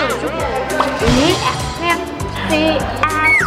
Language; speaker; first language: Indonesian; native; Indonesian